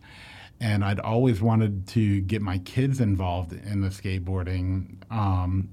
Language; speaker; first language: English; native; English